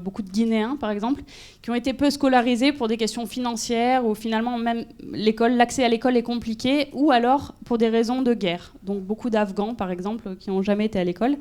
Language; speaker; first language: French; native; French